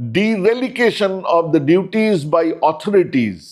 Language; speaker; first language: English; non-native, local second language; Bangla